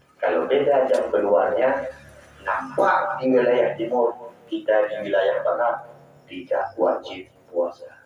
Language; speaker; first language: Malay; non-native, local second language; Achinese